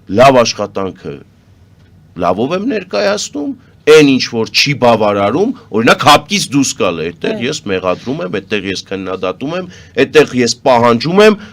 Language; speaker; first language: Armenian; native; Armenian